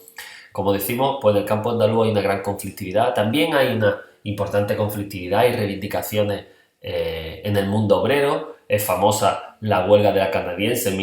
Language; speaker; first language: Spanish; native; Spanish